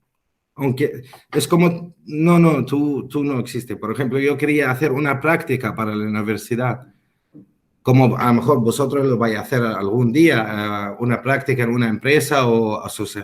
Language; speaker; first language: Spanish; non-native, fluent; Arabic